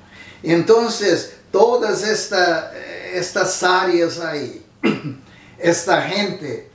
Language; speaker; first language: Spanish; non-native, fluent; Portuguese